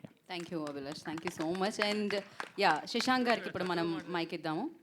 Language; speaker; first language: Telugu; native; Telugu